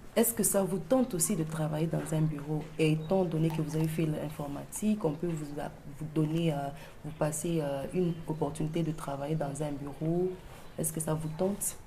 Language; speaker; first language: French; non-native, local second language; Luba-Lulua